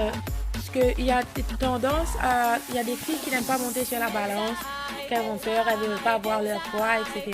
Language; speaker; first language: French; native; French